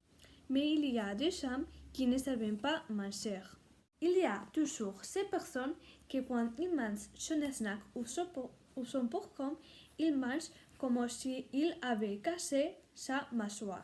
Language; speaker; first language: French; non-native, learner; Spanish